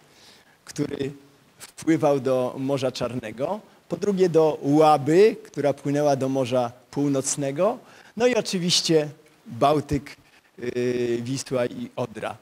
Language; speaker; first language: Polish; native; Polish